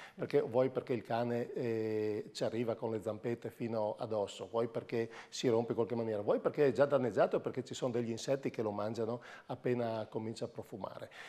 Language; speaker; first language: Italian; native; Italian